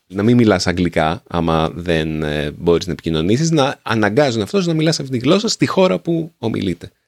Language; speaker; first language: Greek; native; Greek